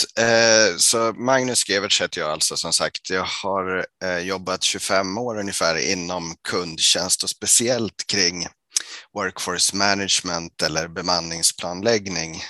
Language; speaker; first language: Swedish; native; Swedish